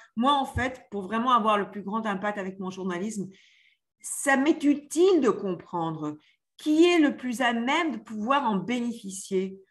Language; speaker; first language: French; early bilingual, heritage; French